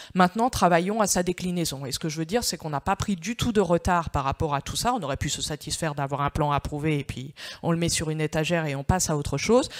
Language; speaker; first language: French; native; French